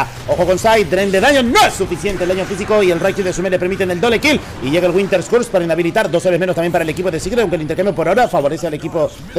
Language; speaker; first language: Spanish; native; Spanish